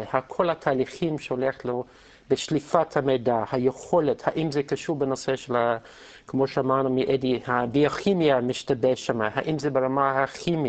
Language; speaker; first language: Hebrew; non-native, fluent; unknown